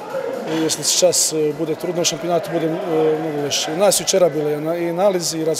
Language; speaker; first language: Russian; non-native, learner; Croatian